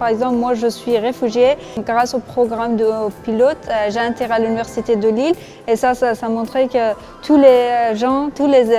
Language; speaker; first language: French; non-native, learner; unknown